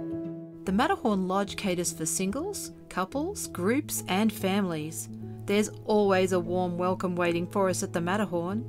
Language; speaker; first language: English; native; English